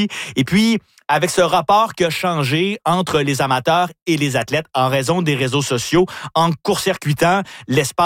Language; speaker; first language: French; native; French